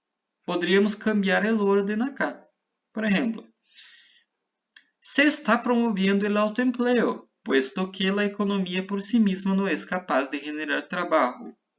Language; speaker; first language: Spanish; non-native, fluent; Portuguese